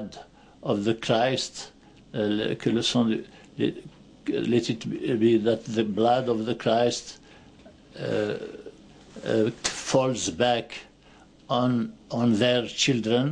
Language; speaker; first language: English; non-native, fluent; Arabic